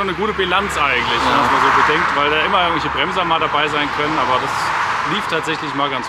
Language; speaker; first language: German; native; German